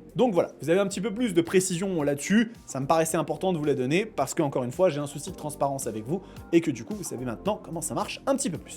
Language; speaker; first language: French; native; French